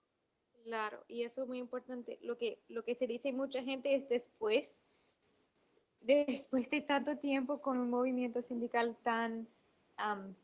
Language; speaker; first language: Spanish; non-native, fluent; English